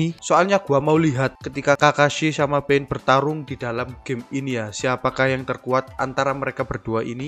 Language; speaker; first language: Indonesian; native; Indonesian